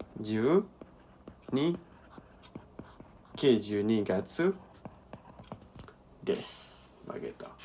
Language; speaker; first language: Japanese; non-native, learner; Indonesian